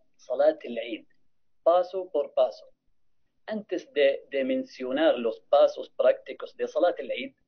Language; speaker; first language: Spanish; non-native, fluent; Arabic